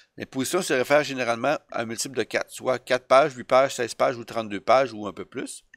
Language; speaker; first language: French; native; French